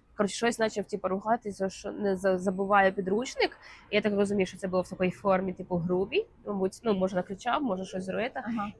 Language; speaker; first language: Ukrainian; native; Ukrainian